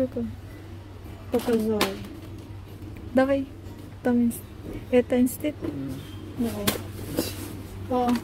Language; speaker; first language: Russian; non-native, learner; Filipino